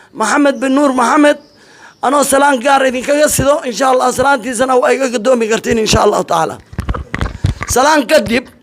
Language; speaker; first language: Somali; non-native, local second language; Swahili